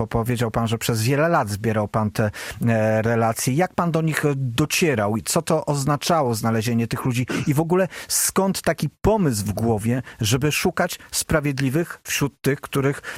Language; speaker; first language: Polish; native; Polish